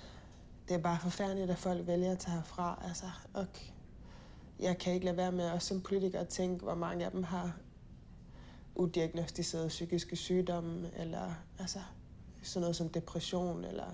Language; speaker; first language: Danish; native; Danish